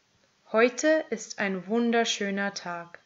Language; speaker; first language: German; native; German